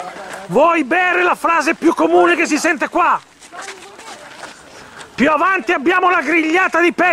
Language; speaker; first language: Italian; native; Italian